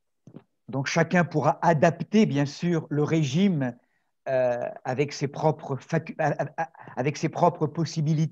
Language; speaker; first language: French; native; French